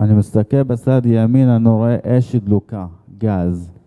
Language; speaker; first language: Hebrew; non-native, fluent; Arabic